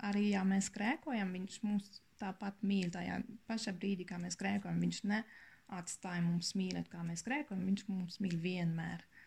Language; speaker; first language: Latvian; non-native, learner; German